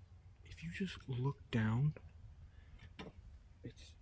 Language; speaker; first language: English; native; English